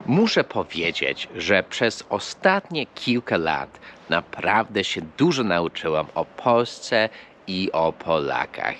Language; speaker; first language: Polish; non-native, fluent; English